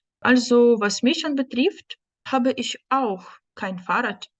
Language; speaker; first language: German; non-native, fluent; Ukrainian